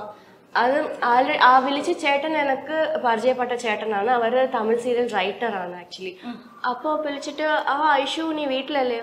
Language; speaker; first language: Malayalam; non-native, learner; Tamil